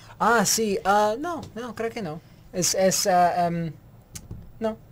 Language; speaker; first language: Spanish; non-native, learner; English